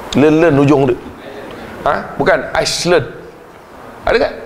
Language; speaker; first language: Malay; native; Malay